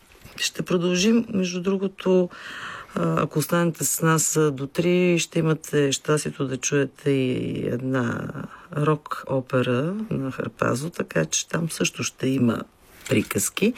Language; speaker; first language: Bulgarian; native; Bulgarian